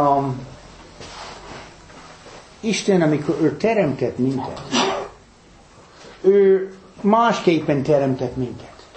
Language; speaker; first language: Hungarian; non-native, fluent; English